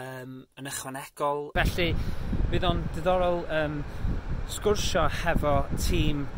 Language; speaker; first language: Welsh; native; Welsh